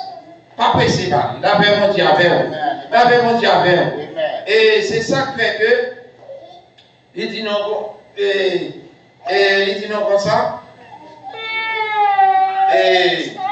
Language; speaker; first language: French; non-native, local second language; Haitian Creole